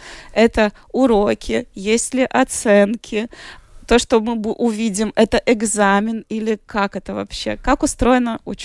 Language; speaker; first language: Russian; native; Russian